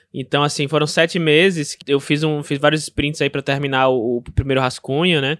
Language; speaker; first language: Portuguese; native; Portuguese